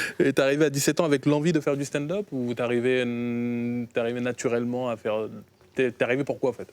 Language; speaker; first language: French; native; French